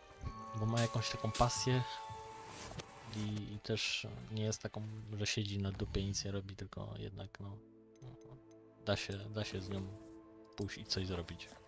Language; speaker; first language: Polish; native; Polish